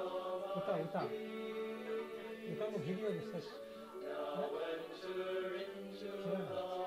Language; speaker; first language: Japanese; non-native, fluent; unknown